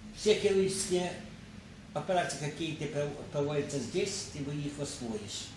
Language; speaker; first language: Russian; non-native, local second language; Ukrainian